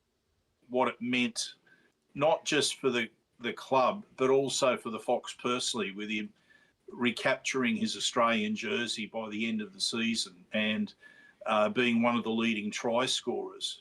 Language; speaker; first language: English; native; English